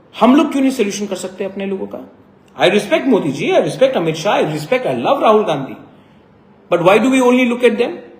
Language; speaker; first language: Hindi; non-native, local second language; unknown